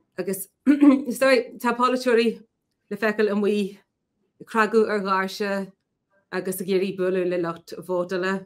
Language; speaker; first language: Irish; native; Irish